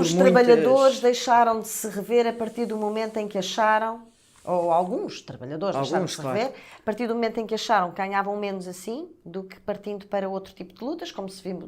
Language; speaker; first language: Portuguese; native; Portuguese